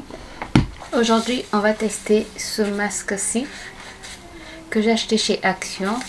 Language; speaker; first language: French; native; French